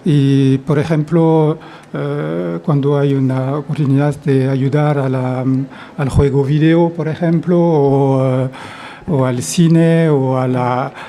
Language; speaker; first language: Spanish; non-native, fluent; French